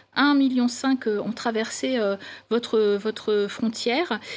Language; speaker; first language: French; native; French